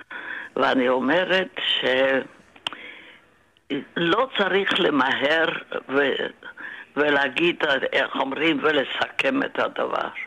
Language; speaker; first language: Hebrew; non-native, fluent; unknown